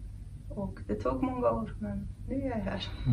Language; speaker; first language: Swedish; non-native, fluent; Kurdish